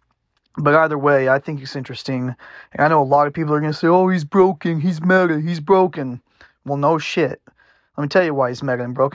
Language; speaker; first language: English; native; English